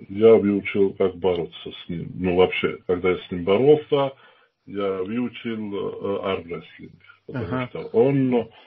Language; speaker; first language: Russian; non-native, fluent; Georgian